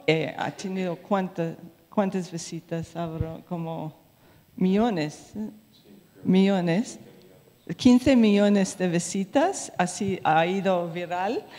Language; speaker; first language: Spanish; non-native, fluent; English